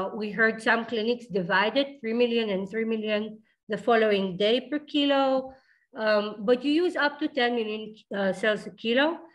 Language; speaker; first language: English; non-native, fluent; Hebrew